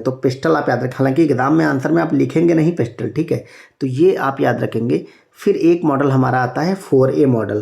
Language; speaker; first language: Hindi; native; Hindi